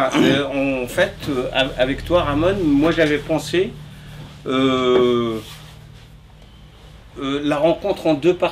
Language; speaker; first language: French; native; French